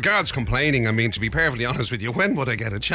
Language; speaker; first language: English; native; English